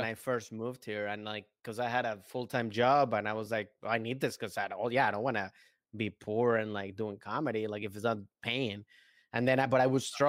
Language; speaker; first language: English; native; English